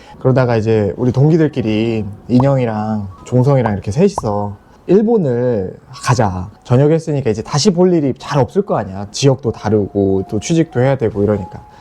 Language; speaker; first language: Korean; native; Korean